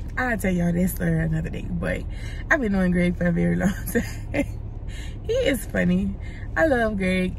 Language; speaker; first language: English; native; English